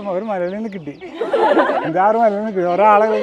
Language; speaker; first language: Malayalam; native; Malayalam